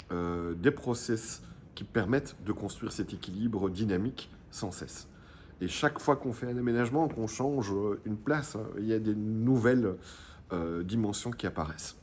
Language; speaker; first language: French; native; French